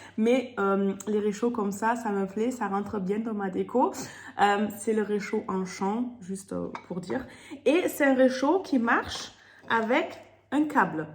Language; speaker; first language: French; non-native, fluent; German